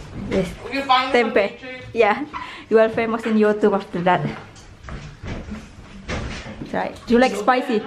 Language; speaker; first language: English; non-native, learner; Indonesian